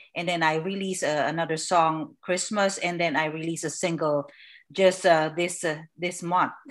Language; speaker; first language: English; non-native, local second language; Filipino